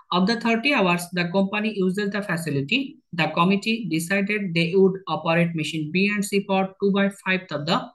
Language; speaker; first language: English; non-native, local second language; Bangla